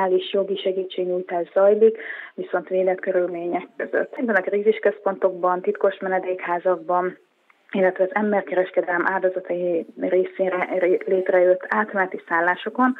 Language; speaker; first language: Hungarian; native; Hungarian